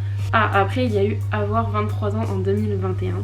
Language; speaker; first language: French; native; French